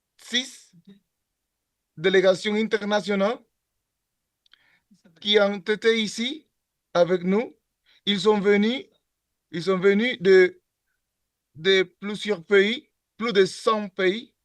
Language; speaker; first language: French; non-native, learner; Spanish